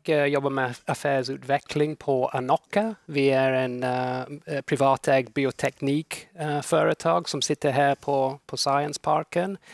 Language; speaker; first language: Swedish; non-native, fluent; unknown